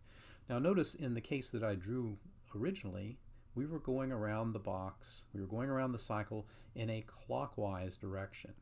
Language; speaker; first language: English; native; English